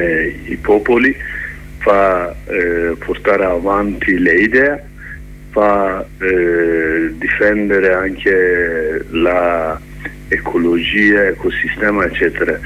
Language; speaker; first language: Italian; non-native, learner; Kurdish